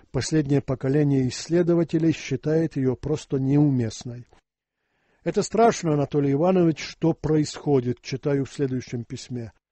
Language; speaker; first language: Russian; non-native, local second language; Ukrainian